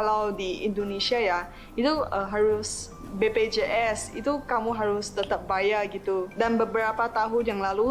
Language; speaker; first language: Indonesian; non-native, fluent; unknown